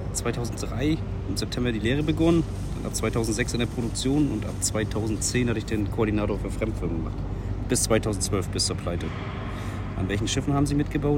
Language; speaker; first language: German; native; German